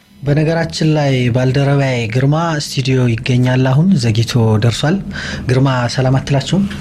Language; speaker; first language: Amharic; native; Amharic